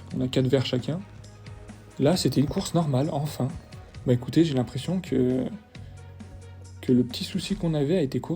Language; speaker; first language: French; native; French